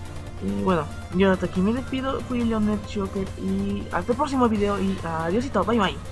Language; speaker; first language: Spanish; native; Spanish